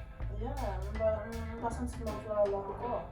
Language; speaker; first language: French; non-native, local second language; Haitian Creole